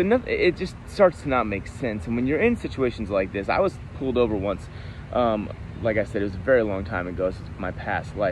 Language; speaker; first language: English; native; English